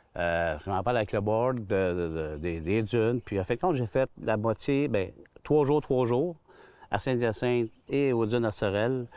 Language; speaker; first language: French; native; French